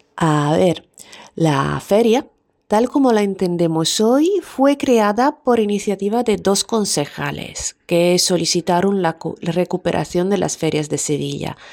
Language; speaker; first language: Spanish; non-native, fluent; Italian